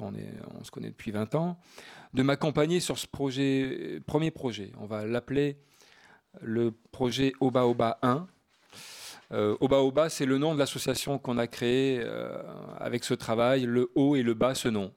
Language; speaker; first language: French; native; French